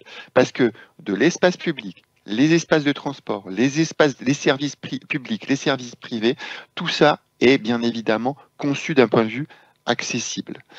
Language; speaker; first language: French; native; French